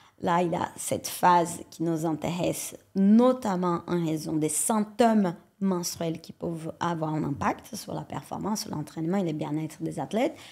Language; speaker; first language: French; non-native, fluent; Portuguese